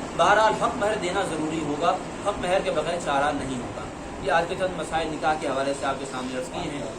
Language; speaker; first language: Urdu; native; Urdu